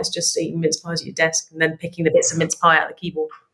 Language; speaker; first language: English; native; English